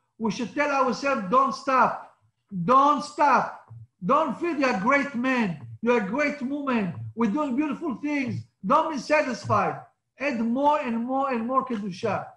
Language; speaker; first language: English; non-native, fluent; Hebrew